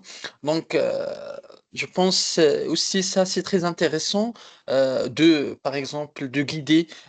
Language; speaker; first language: French; non-native, local second language; Arabic